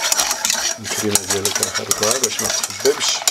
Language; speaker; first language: Arabic; native; Arabic